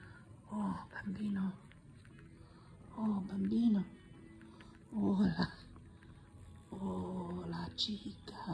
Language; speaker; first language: Spanish; non-native, learner; English